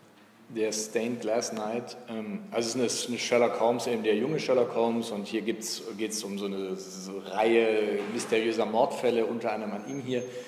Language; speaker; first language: German; native; German